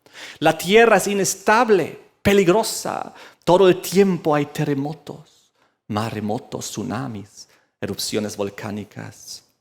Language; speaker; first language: Spanish; native; Spanish